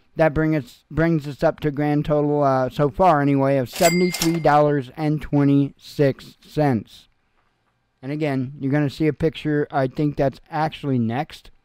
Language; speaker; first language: English; native; English